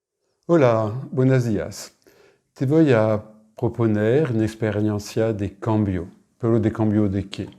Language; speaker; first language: Spanish; non-native, fluent; French